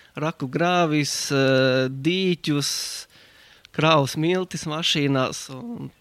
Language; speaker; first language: Latvian; native; Latvian